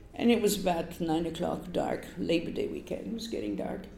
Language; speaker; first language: English; non-native, fluent; Polish